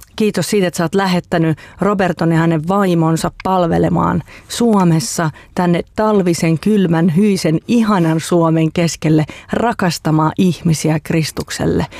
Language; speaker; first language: Finnish; native; Finnish